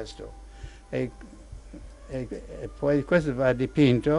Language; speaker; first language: Italian; non-native, fluent; English